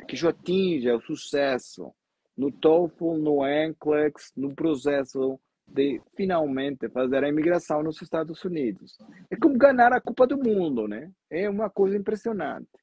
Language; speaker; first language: Portuguese; non-native, fluent; Spanish